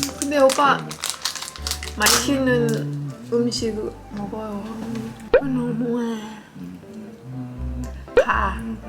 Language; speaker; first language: Korean; non-native, learner; Thai